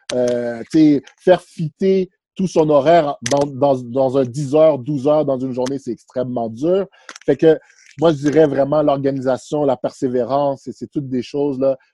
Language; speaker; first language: French; early bilingual, other home language; Haitian Creole